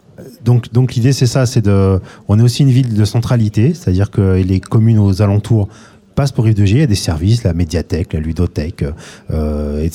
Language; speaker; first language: French; native; French